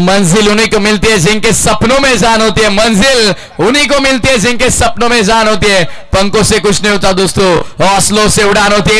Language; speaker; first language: Hindi; non-native, local second language; Marathi